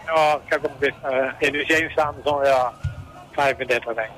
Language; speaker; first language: Dutch; native; Dutch